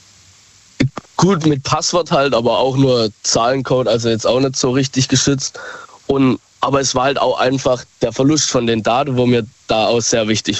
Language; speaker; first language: German; native; German